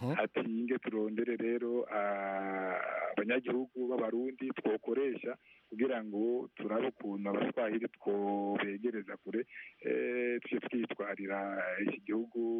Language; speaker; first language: Rundi; non-native, local second language; Swahili